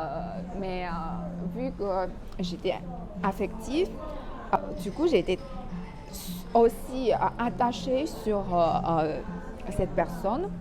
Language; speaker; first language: French; non-native, fluent; Chinese